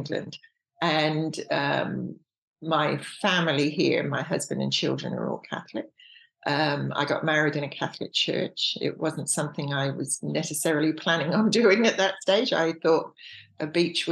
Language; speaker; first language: English; native; English